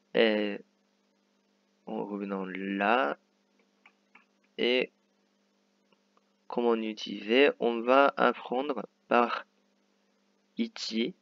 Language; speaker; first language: French; non-native, fluent; Japanese